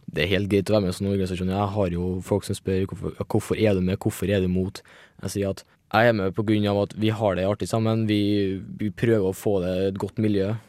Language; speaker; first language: Norwegian; native; Norwegian